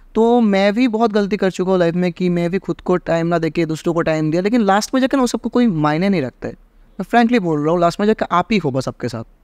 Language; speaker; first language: Hindi; native; Hindi